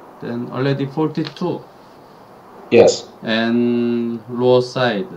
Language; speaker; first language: English; non-native, learner; Korean